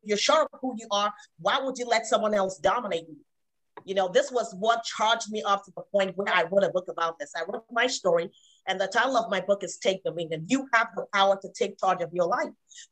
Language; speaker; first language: English; non-native, local second language; Igbo